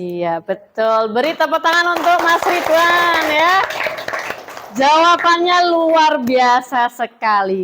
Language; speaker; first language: Indonesian; native; Indonesian